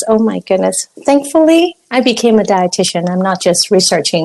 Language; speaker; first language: English; non-native, local second language; Cantonese